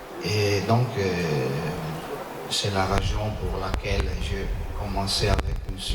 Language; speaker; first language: French; non-native, learner; Italian